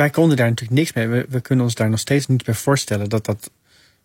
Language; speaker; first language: Dutch; native; Dutch